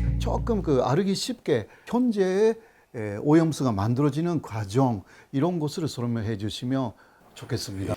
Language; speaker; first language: Korean; non-native, fluent; Japanese